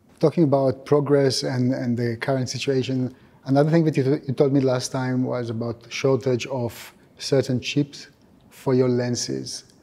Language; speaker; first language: English; non-native, fluent; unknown